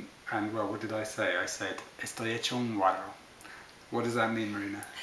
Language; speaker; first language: English; native; English